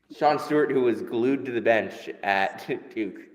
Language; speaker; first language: English; native; English